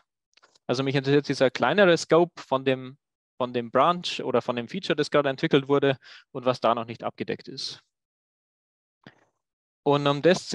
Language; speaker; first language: German; native; German